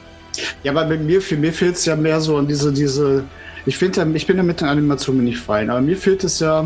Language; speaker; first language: German; native; German